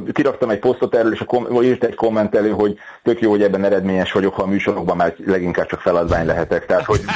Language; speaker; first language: Hungarian; native; Hungarian